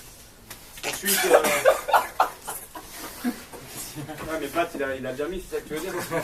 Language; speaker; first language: French; native; French